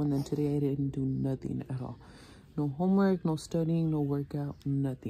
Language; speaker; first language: English; early bilingual, other home language; Spanish